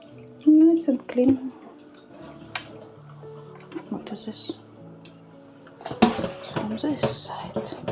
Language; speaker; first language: English; non-native, learner; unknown